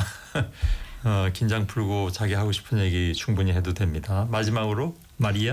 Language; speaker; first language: Korean; native; Korean